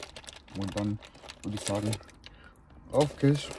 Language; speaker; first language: German; native; German